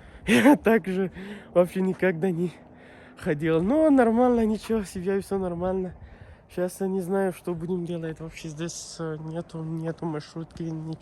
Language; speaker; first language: Russian; non-native, learner; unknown